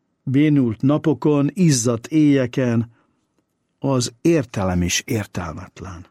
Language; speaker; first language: Hungarian; native; Hungarian